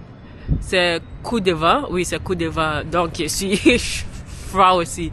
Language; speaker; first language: French; non-native, learner; English